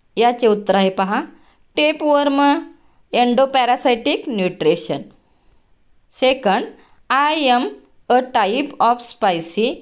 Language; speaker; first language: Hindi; non-native, local second language; Marathi